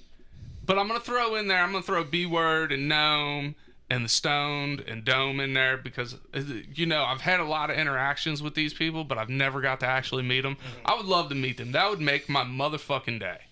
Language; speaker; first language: English; native; English